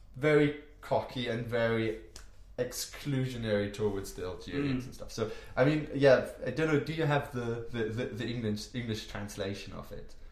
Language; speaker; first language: English; non-native, fluent; German